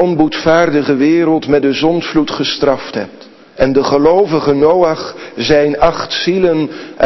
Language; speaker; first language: Dutch; native; Dutch